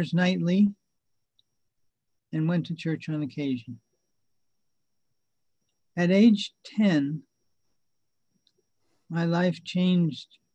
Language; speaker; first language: English; native; English